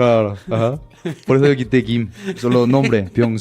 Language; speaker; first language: Spanish; non-native, fluent; Korean